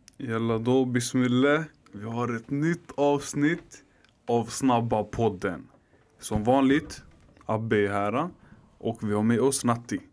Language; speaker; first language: Swedish; early bilingual, other home language; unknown